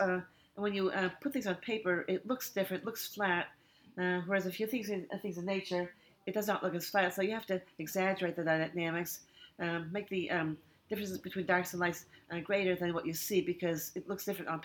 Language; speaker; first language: English; native; English